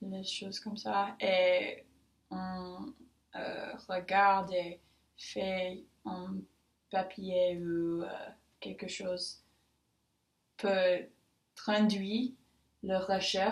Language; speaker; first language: French; non-native, learner; English